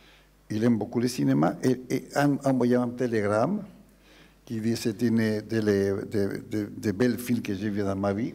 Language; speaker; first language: French; non-native, learner; Spanish